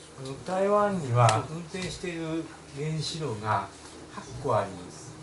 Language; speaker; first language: Japanese; native; Japanese